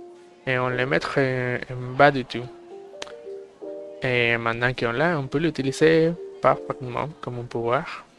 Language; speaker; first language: French; non-native, fluent; Spanish